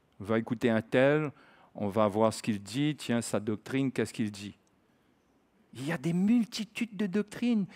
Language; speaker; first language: French; native; French